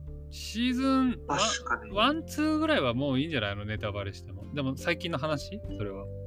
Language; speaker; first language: Japanese; native; Japanese